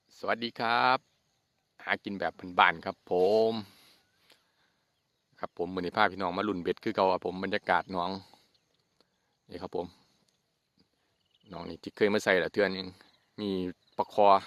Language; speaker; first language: Thai; non-native, local second language; Northeastern Thai